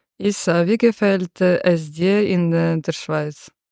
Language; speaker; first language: German; non-native, learner; Ukrainian